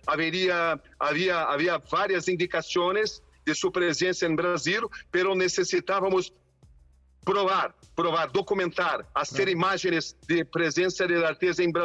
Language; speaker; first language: Spanish; non-native, fluent; Portuguese